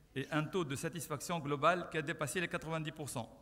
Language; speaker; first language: French; non-native, local second language; Arabic